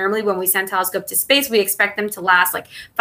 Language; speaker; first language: English; non-native, fluent; Spanish